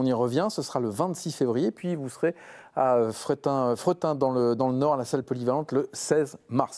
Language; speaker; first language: French; native; French